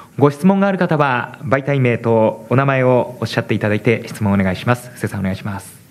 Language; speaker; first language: Japanese; native; Japanese